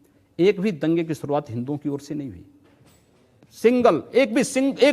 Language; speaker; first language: Hindi; native; Hindi